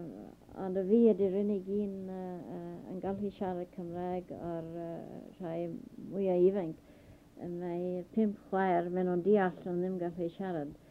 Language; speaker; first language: Welsh; early bilingual, heritage; Welsh